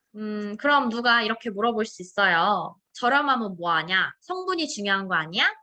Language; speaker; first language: Korean; native; Korean